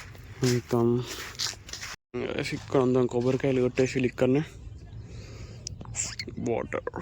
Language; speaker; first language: Telugu; native; Telugu